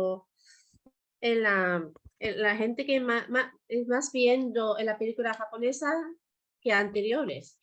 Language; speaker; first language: Spanish; non-native, learner; Japanese